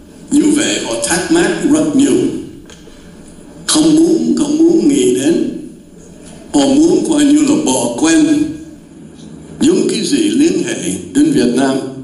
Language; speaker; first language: Vietnamese; non-native, fluent; English